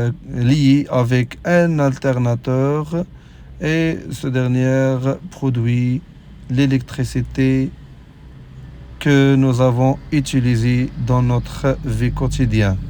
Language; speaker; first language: French; non-native, local second language; Arabic